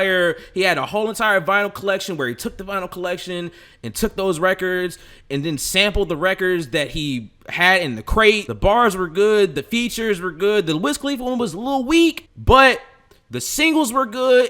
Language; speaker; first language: English; native; English